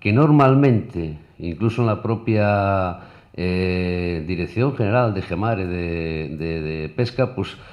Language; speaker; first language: Spanish; native; Spanish